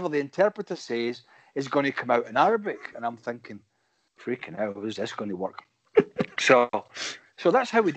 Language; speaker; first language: English; native; English